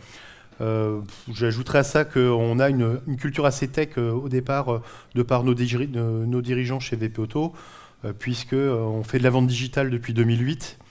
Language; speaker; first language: French; native; French